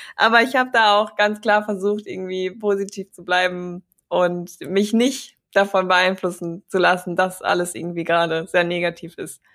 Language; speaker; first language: German; native; German